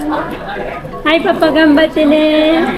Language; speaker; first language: Japanese; non-native, fluent; Filipino